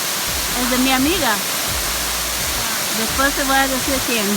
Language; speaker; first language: Spanish; non-native, fluent; Hebrew